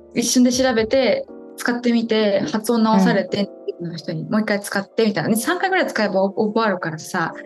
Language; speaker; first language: Japanese; non-native, local second language; Portuguese